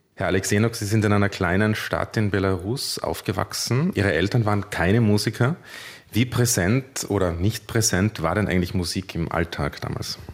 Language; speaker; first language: German; native; German